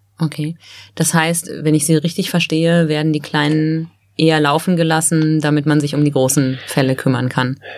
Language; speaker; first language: German; native; German